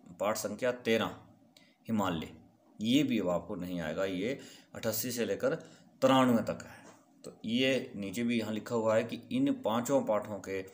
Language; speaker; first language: Hindi; native; Hindi